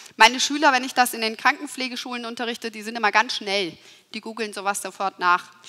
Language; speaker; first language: German; early bilingual, other home language; Turkish